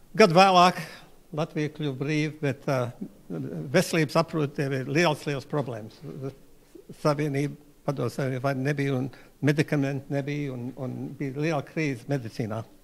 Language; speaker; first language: Latvian; early bilingual, heritage; Latvian